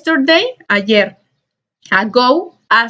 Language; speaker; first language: English; non-native, learner; Spanish